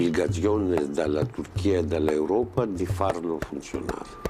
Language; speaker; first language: Italian; non-native, fluent; Greek